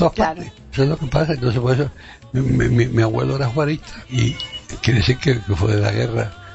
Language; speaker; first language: Spanish; native; Spanish